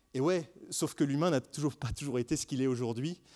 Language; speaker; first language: French; native; French